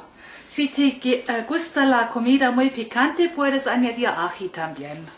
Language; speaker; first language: Spanish; non-native, learner; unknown